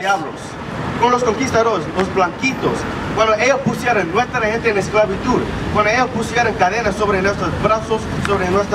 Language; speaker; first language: Spanish; non-native, fluent; English